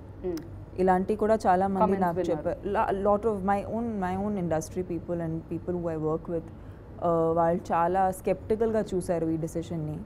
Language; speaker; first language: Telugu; non-native, fluent; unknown